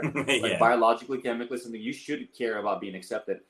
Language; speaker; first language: English; early bilingual, other home language; Armenian